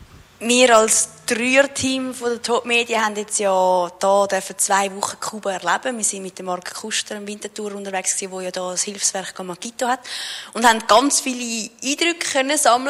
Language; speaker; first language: German; native; German